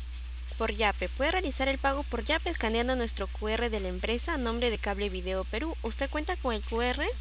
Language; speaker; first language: Spanish; native; Spanish